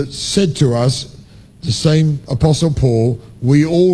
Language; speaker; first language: English; native; English